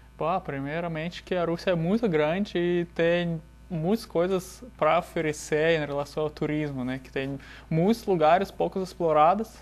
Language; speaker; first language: Portuguese; non-native, fluent; Russian